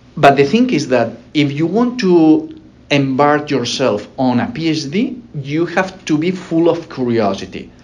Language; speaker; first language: English; non-native, fluent; Spanish